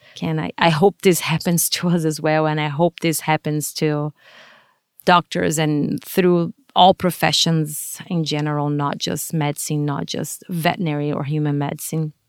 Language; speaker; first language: English; non-native, fluent; Portuguese